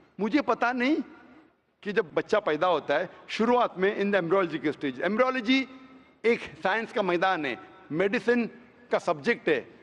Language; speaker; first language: Hindi; non-native, local second language; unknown